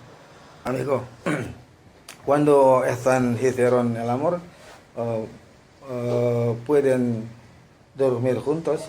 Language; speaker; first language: Spanish; non-native, learner; Indonesian